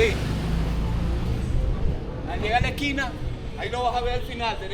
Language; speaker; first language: Spanish; native; Spanish